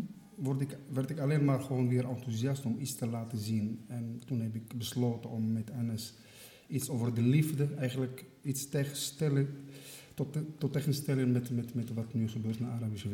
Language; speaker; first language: Dutch; non-native, fluent; Arabic